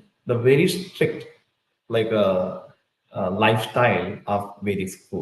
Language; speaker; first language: English; non-native, local second language; Tulu